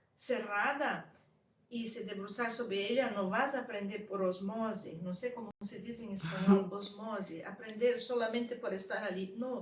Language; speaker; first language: Spanish; non-native, fluent; Portuguese